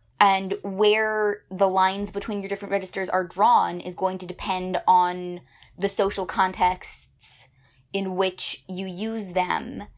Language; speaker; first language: English; native; English